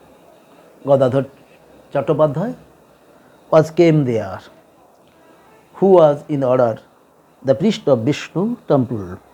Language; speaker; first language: English; non-native, local second language; Bangla